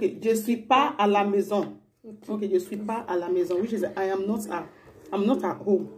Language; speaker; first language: French; non-native, learner; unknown